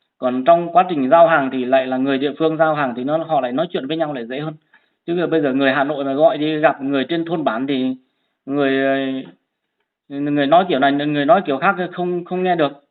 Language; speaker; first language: Vietnamese; non-native, local second language; Hmong